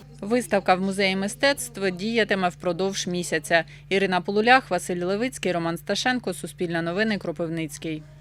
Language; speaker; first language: Ukrainian; native; Ukrainian